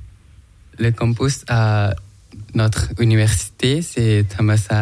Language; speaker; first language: French; non-native, learner; Thai